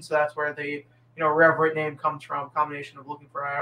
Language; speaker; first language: English; native; English